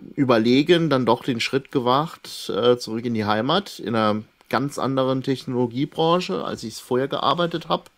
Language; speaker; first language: German; native; German